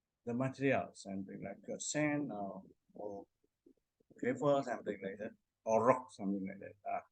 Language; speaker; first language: English; non-native, learner; Indonesian